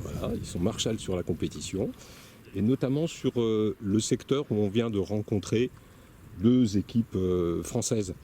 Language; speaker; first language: French; native; French